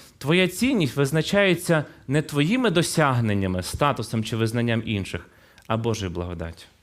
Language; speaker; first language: Ukrainian; non-native, local second language; Russian